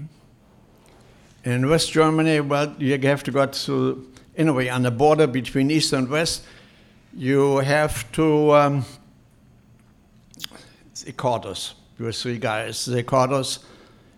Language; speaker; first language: English; non-native, fluent; Polish